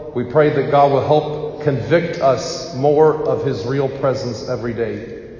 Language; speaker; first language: English; native; English